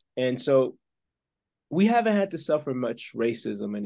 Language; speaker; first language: English; early bilingual, other home language; French